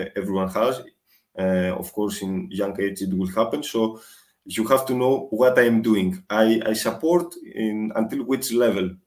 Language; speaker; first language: English; non-native, fluent; Greek